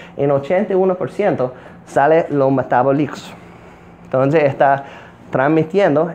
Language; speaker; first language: Spanish; non-native, fluent; English